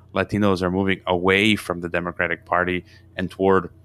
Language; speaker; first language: English; native; English